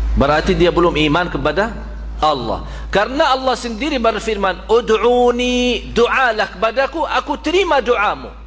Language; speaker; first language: Malay; non-native, fluent; Arabic